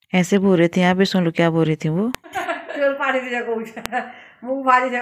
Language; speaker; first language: Hindi; non-native, local second language; Odia